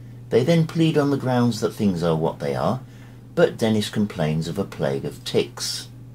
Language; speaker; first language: English; native; English